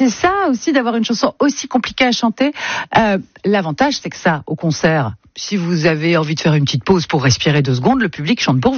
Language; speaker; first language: French; native; French